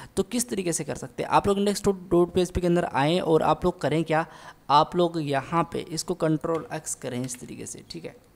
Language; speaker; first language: Hindi; native; Hindi